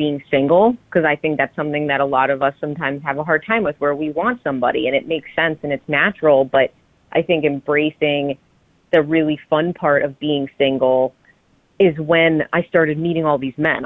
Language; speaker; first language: English; native; English